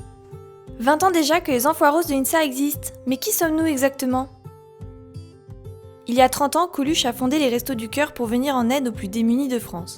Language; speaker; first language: French; native; French